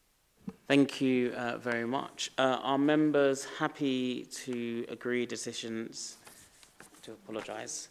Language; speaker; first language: English; native; English